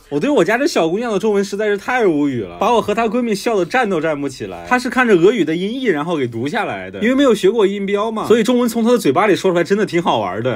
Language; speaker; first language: Chinese; native; Chinese